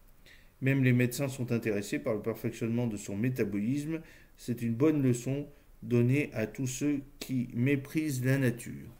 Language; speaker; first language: French; native; French